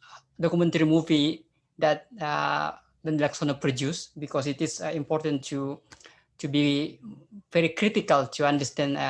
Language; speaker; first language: English; non-native, fluent; Indonesian